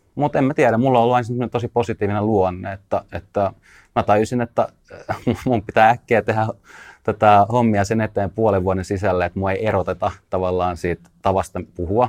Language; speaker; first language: Finnish; early bilingual, other home language; Russian